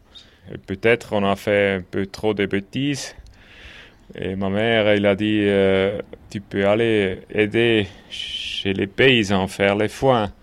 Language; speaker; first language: French; non-native, local second language; German